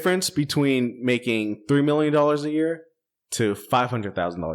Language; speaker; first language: English; native; English